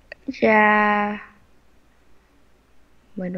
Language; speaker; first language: Russian; non-native, learner; Vietnamese